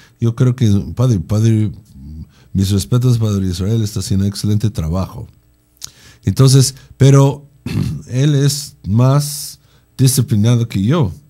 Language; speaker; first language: Spanish; non-native, fluent; English